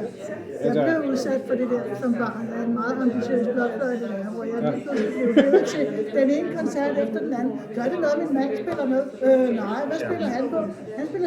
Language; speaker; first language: Danish; native; Danish